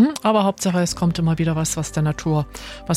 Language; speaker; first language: German; native; German